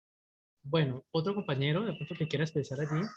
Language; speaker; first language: Spanish; native; Spanish